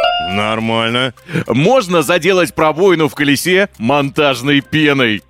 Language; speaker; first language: Russian; native; Russian